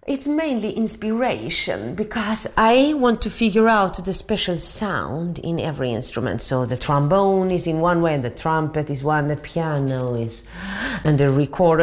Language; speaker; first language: English; non-native, fluent; Swedish